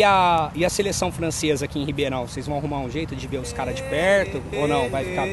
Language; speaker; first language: Portuguese; native; Portuguese